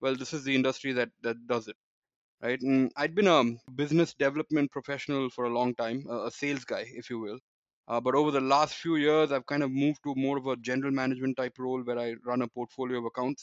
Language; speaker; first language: English; non-native, local second language; Tamil